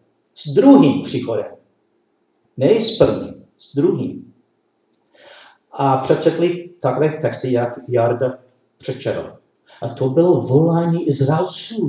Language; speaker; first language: Czech; non-native, learner; English